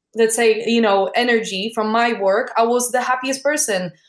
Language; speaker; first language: English; non-native, fluent; Polish